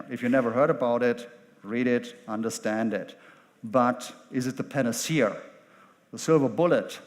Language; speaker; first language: English; non-native, fluent; German